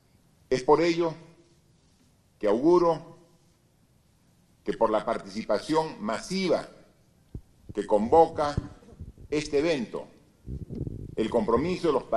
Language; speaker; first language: Spanish; native; Spanish